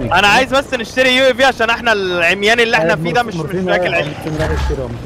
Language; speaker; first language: Arabic; native; Arabic